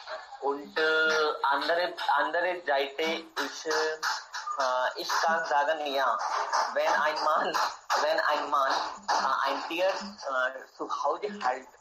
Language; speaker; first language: German; non-native, learner; Hindi